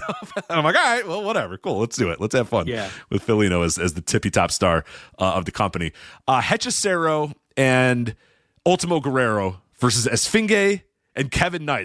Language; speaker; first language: English; native; English